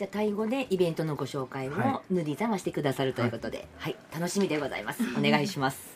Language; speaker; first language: Japanese; native; Japanese